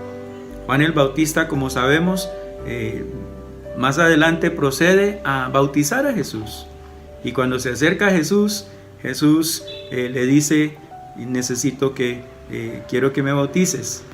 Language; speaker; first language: Spanish; native; Spanish